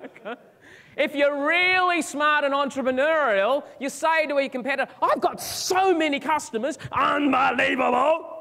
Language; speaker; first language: English; native; English